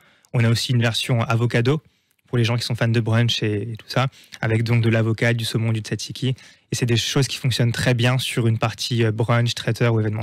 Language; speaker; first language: French; native; French